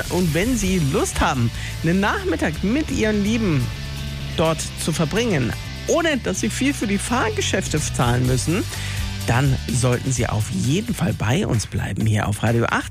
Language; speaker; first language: German; native; German